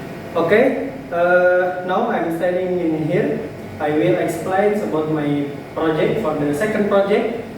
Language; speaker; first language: English; non-native, learner; Indonesian